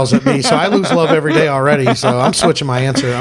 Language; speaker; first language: English; native; English